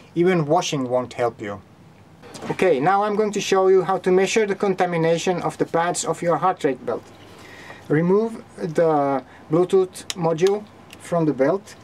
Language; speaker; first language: English; non-native, fluent; Finnish